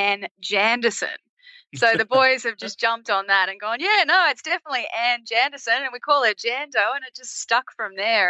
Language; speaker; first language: English; native; English